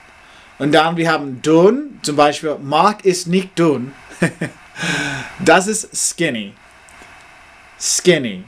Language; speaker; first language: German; non-native, learner; English